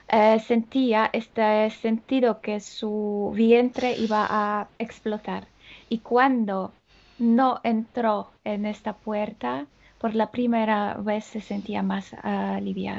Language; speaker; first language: Spanish; non-native, fluent; Polish